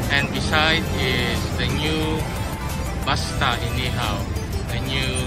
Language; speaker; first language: English; non-native, local second language; Iloko